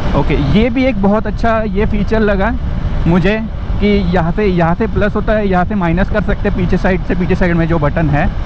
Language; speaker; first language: Hindi; non-native, local second language; Marathi